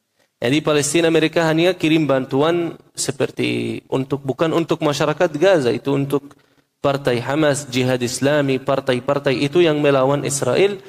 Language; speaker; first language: Indonesian; non-native, fluent; Arabic